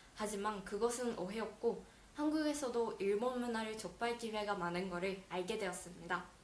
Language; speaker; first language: Korean; non-native, fluent; Japanese